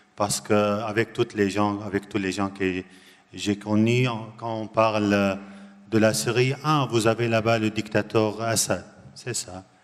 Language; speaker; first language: French; non-native, learner; Arabic